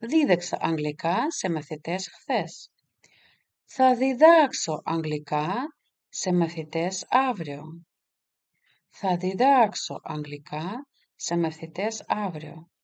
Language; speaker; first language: Greek; non-native, fluent; Russian